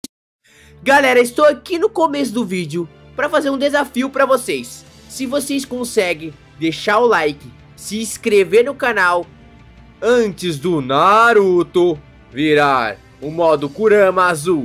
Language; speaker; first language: Portuguese; native; Portuguese